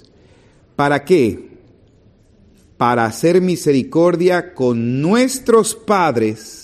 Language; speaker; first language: Spanish; native; Spanish